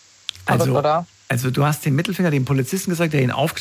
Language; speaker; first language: German; native; German